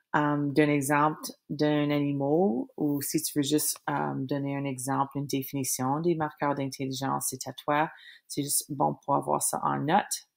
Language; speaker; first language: French; native; French